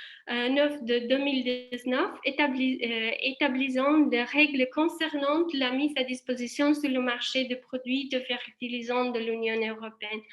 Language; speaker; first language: French; non-native, fluent; Italian